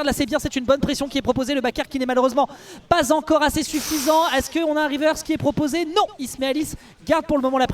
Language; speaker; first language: French; native; French